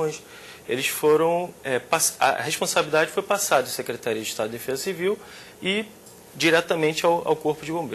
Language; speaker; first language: Portuguese; native; Portuguese